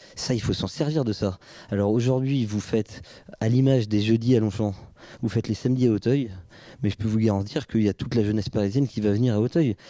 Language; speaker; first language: French; native; French